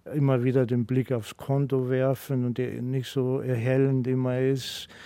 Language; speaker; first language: German; non-native, fluent; Greek